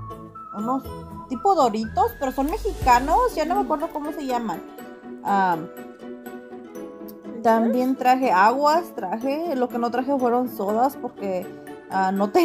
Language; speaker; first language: Spanish; native; Spanish